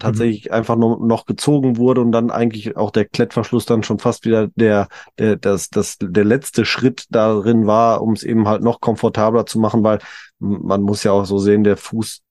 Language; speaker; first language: German; native; German